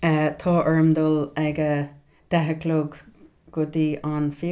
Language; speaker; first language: Irish; non-native, local second language; English